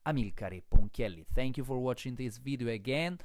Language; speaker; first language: English; non-native, fluent; Italian